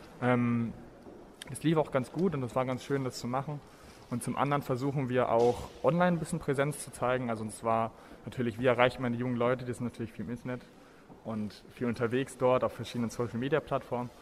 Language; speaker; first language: German; native; German